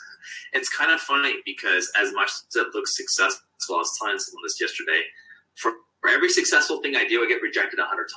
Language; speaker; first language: English; native; English